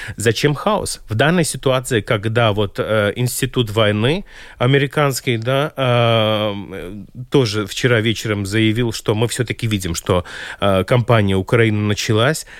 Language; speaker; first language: Russian; non-native, local second language; Latvian